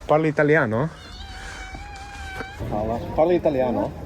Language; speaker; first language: Italian; non-native, fluent; English